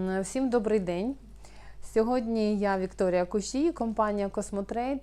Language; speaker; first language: Ukrainian; non-native, local second language; Russian